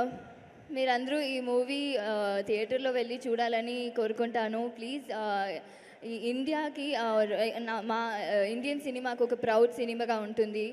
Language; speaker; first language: Telugu; non-native, learner; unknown